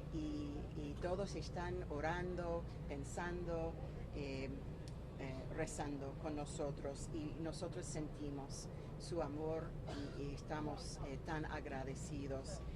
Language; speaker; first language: Spanish; non-native, fluent; English